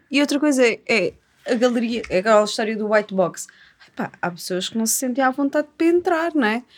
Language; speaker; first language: Portuguese; native; Portuguese